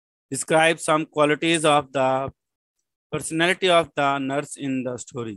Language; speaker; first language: English; non-native, local second language; Urdu